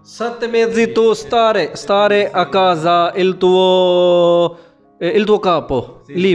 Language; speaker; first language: Italian; non-native, learner; Urdu